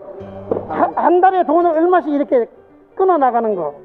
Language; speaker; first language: Korean; native; Korean